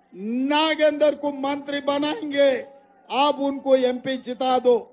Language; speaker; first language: Hindi; non-native, local second language; Telugu